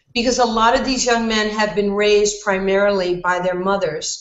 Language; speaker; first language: English; native; English